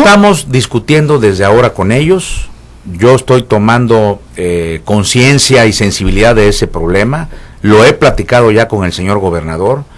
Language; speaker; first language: Spanish; native; Spanish